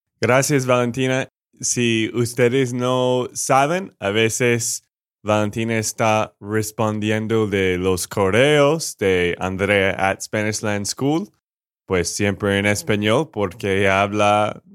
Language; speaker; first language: Spanish; non-native, fluent; English